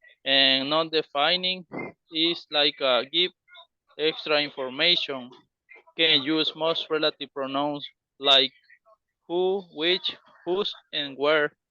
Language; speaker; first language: English; non-native, learner; Spanish